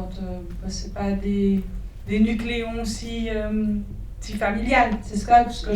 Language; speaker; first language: French; native; French